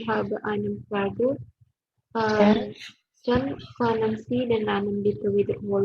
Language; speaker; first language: German; non-native, learner; Indonesian